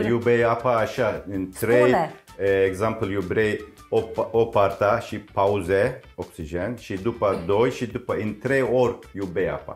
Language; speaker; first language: Romanian; non-native, learner; Turkish